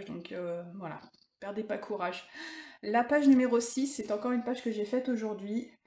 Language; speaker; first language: French; native; French